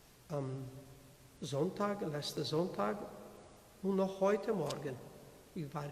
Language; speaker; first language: German; non-native, learner; Portuguese